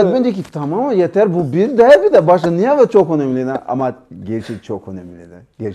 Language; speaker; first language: Turkish; non-native, learner; Portuguese